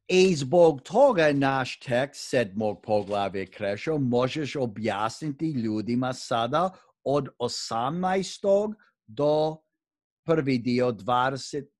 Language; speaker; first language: Croatian; early bilingual, heritage; Croatian